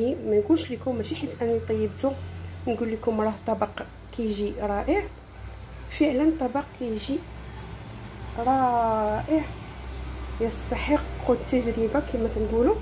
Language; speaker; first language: Arabic; native; Arabic